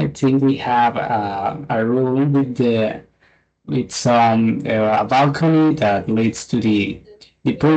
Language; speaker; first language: English; non-native, fluent; Spanish